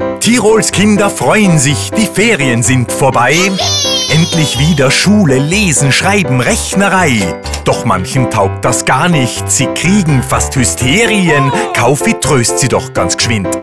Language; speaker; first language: German; native; German